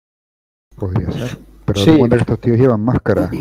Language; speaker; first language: Spanish; native; Spanish